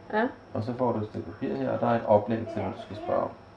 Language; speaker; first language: Danish; native; Danish